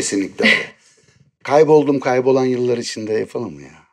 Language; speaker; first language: Turkish; native; Turkish